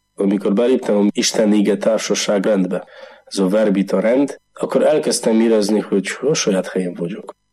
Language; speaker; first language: Hungarian; non-native, learner; Polish